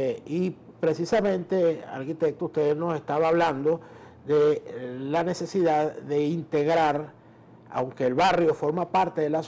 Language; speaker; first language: Spanish; native; Spanish